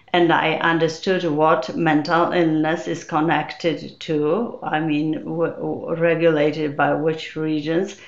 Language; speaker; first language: English; non-native, fluent; Polish